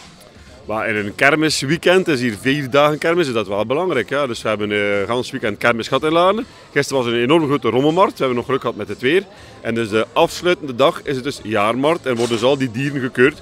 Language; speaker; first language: Dutch; native; Dutch